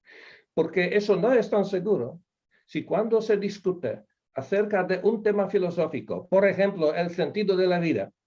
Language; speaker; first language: Spanish; non-native, fluent; Polish